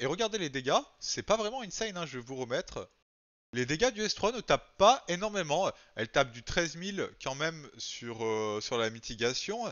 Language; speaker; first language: French; native; French